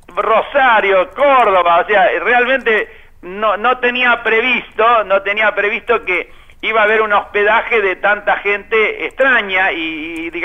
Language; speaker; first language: Spanish; native; Spanish